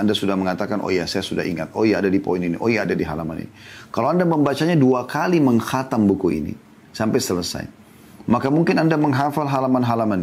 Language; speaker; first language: Indonesian; native; Indonesian